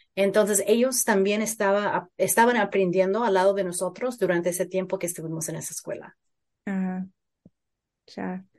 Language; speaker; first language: Spanish; early bilingual, heritage; Spanish